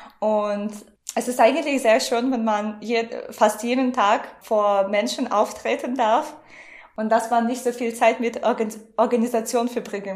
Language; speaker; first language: German; non-native, fluent; Russian